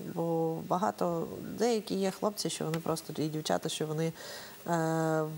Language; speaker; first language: Ukrainian; native; Ukrainian